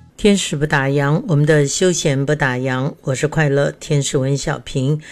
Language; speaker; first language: Chinese; native; Chinese